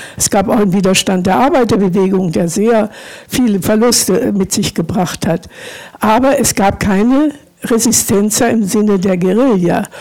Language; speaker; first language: German; native; German